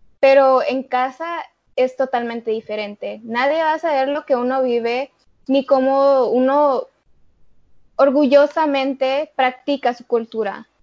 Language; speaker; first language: Spanish; early bilingual, heritage; Spanish